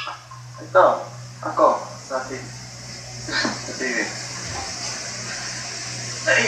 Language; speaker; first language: Filipino; non-native, learner; English